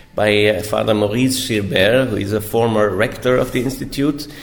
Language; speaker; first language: English; non-native, fluent; German